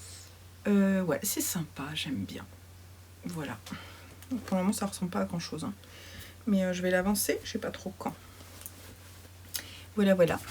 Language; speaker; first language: French; native; French